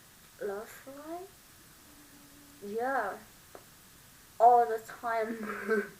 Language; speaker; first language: English; non-native, learner; Vietnamese